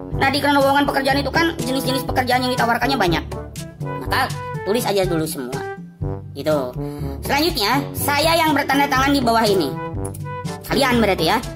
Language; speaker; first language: Indonesian; native; Indonesian